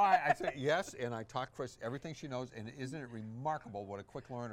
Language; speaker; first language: English; native; English